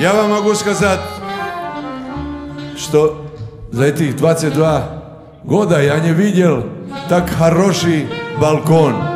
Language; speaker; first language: Russian; non-native, learner; Serbian